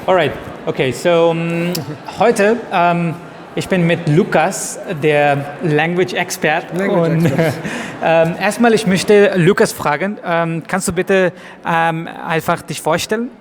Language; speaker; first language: German; non-native, learner; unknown